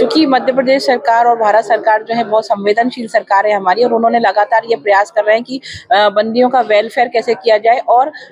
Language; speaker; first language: Hindi; native; Hindi